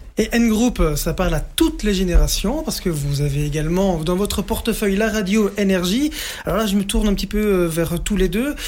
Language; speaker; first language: French; native; French